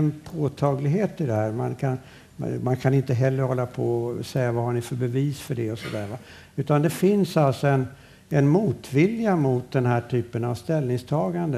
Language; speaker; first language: Swedish; native; Swedish